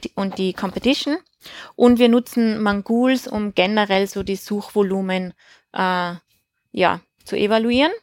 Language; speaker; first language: German; native; German